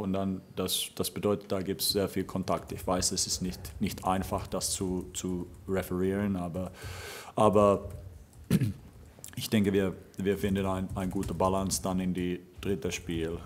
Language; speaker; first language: German; non-native, fluent; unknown